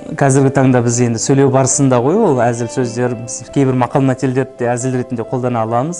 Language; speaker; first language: Kazakh; non-native, local second language; Uzbek